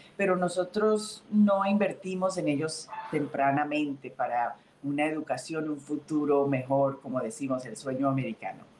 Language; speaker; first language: Spanish; native; Spanish